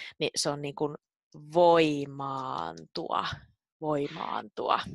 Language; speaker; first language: Finnish; native; Finnish